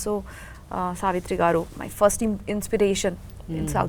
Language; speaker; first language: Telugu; non-native, learner; Bangla